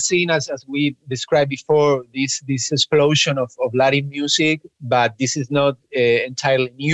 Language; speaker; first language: English; non-native, fluent; Spanish